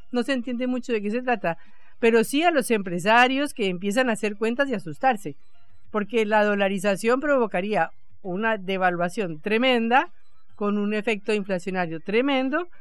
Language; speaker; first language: Spanish; native; Spanish